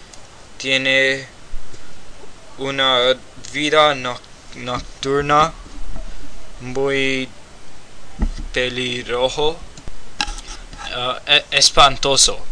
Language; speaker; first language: Spanish; non-native, learner; English